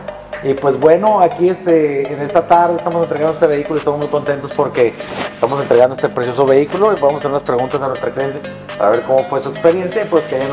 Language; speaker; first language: Spanish; native; Spanish